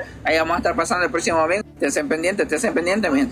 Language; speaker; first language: Spanish; native; Spanish